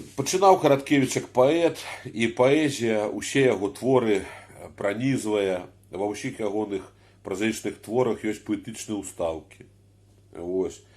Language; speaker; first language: Belarusian; native; Belarusian